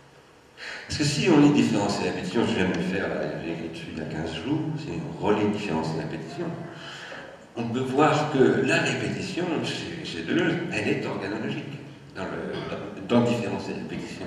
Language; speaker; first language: French; native; French